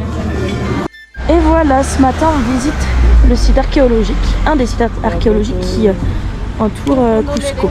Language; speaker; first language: French; native; French